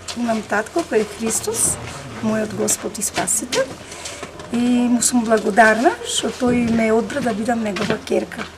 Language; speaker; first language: Macedonian; non-native, local second language; Romany